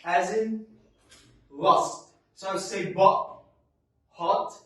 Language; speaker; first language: English; non-native, fluent; Arabic